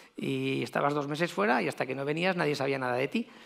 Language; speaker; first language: Spanish; native; Spanish